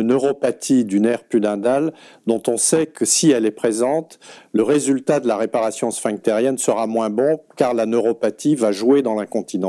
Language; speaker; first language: French; native; French